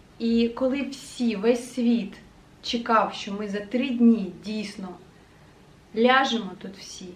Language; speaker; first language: Ukrainian; native; Ukrainian